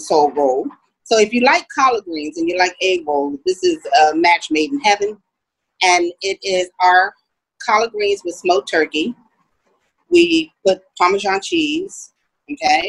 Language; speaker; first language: English; native; English